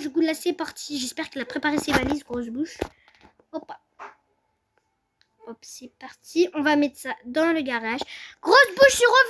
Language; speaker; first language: French; native; French